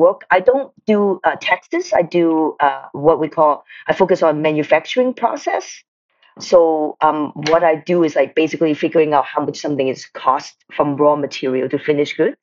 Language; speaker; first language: English; non-native, local second language; Cantonese